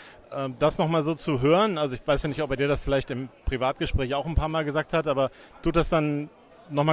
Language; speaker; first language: German; native; German